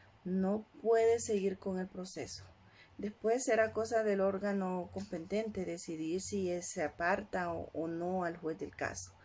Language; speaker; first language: Spanish; native; Spanish